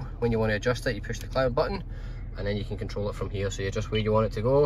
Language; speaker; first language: English; native; English